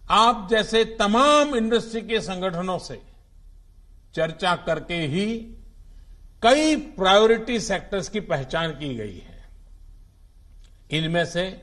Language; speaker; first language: Hindi; non-native, local second language; Gujarati